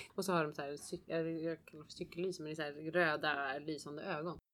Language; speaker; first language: Swedish; non-native, fluent; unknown